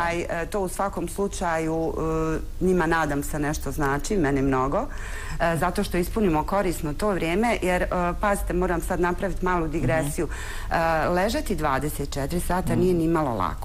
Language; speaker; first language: Bosnian; native; Bosnian